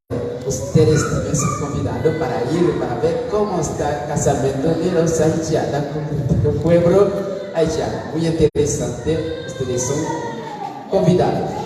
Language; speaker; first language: Spanish; non-native, learner; Haitian Creole